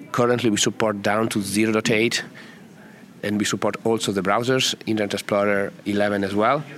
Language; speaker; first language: English; non-native, fluent; Italian